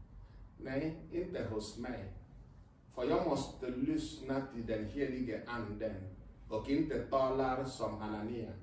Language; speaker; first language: Swedish; non-native, fluent; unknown